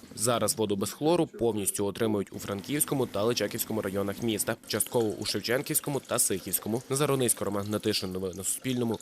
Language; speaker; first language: Ukrainian; native; Ukrainian